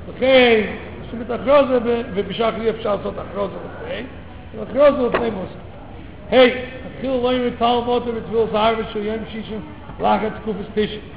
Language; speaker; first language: Hebrew; non-native, fluent; English